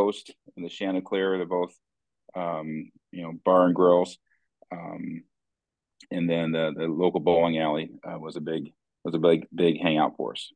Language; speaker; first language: English; native; English